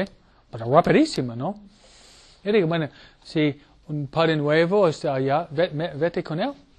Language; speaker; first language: Spanish; non-native, fluent; English